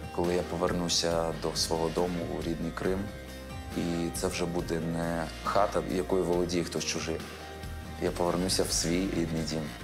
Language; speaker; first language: Ukrainian; non-native, local second language; Crimean Tatar